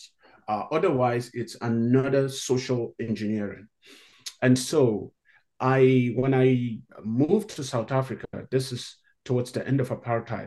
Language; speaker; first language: English; non-native, local second language; Hausa